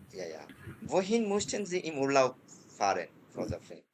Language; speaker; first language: German; non-native, fluent; Bangla